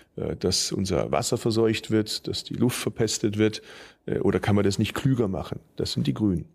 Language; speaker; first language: German; early bilingual, other home language; Turkish